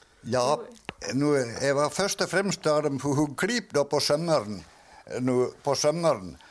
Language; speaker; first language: Swedish; native; Swedish